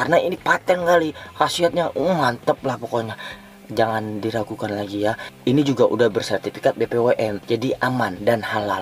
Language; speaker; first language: Indonesian; native; Indonesian